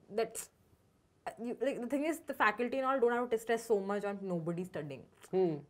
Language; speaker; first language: English; non-native, local second language; Hindi